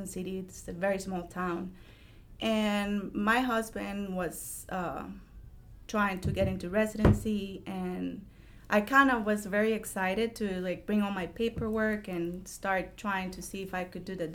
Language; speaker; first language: English; non-native, fluent; Spanish